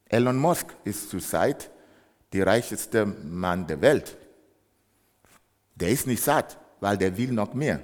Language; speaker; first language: German; non-native, fluent; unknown